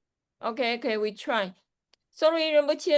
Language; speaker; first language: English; non-native, learner; Chinese